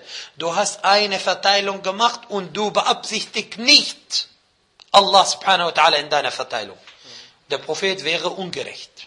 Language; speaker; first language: German; non-native, fluent; Arabic